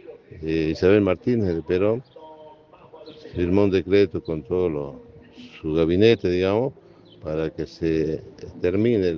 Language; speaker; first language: Spanish; native; Spanish